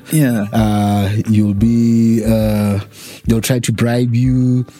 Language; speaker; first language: English; non-native, local second language; Tswana